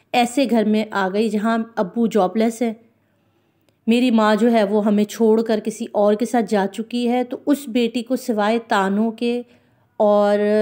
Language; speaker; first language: Urdu; non-native, local second language; Punjabi